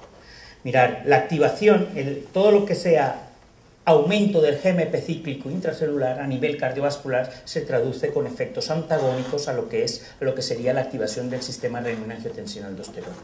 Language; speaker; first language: Spanish; native; Spanish